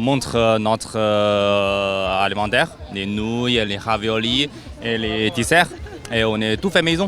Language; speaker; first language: French; non-native, learner; Chinese